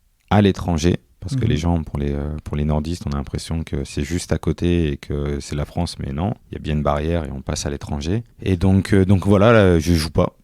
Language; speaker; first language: French; native; French